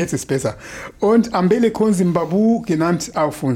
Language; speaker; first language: German; non-native, fluent; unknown